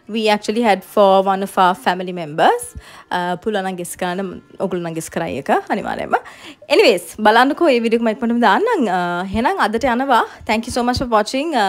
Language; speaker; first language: English; non-native, local second language; Sinhala